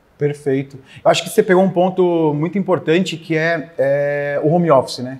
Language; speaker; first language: Portuguese; native; Portuguese